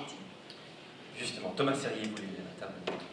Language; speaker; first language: French; native; French